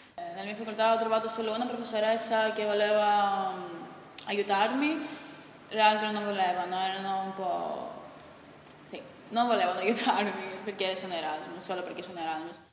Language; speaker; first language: Italian; non-native, learner; Greek